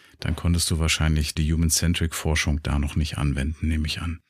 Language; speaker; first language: German; native; German